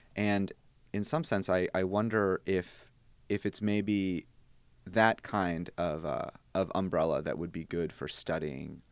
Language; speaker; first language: English; early bilingual, other home language; Bosnian